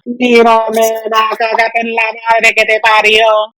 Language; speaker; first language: Spanish; early bilingual, heritage; Spanish